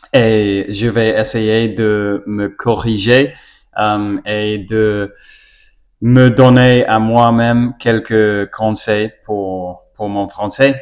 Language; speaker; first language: French; non-native, learner; English